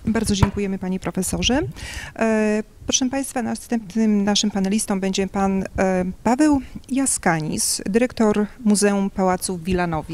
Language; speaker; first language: Polish; native; Polish